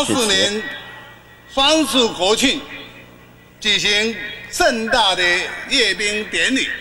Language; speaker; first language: Chinese; non-native, local second language; Min Nan Chinese